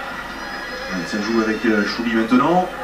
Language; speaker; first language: French; native; French